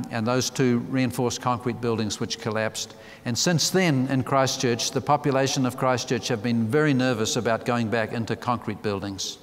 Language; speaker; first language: English; native; English